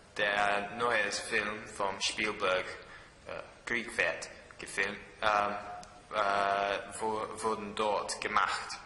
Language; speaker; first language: German; non-native, learner; English